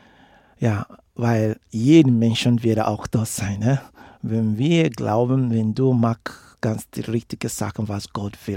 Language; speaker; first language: German; non-native, learner; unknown